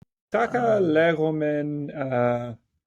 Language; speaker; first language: Greek; non-native, learner; English